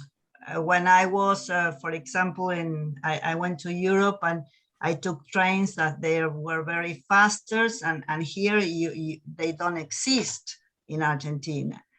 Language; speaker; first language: English; non-native, learner; Spanish